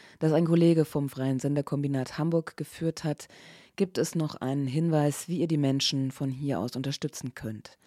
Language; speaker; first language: German; native; German